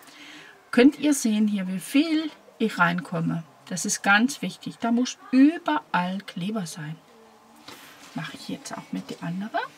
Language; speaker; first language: German; non-native, fluent; Danish